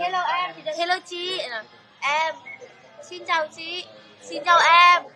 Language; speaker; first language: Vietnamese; non-native, learner; Indonesian